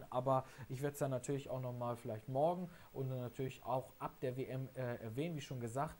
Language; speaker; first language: German; native; German